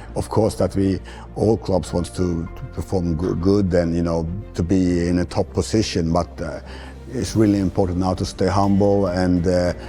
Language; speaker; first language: English; non-native, fluent; Swedish